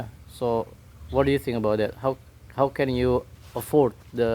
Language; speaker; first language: English; non-native, learner; Indonesian